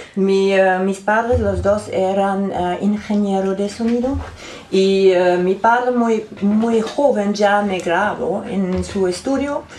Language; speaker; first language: Spanish; non-native, learner; German